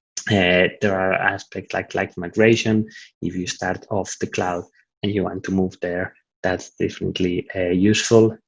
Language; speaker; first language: English; non-native, fluent; Italian